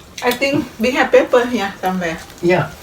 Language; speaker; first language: English; non-native, learner; Thai